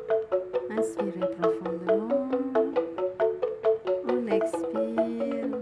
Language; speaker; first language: French; non-native, learner; Indonesian